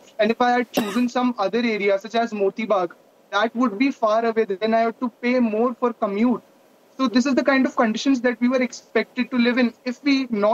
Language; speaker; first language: English; non-native, local second language; Hindi